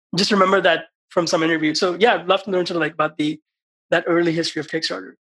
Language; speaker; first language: English; non-native, local second language; Hindi